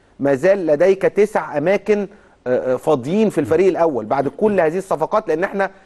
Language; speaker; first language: Arabic; native; Arabic